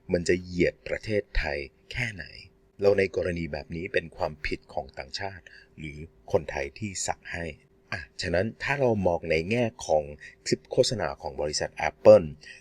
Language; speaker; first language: Thai; non-native, fluent; English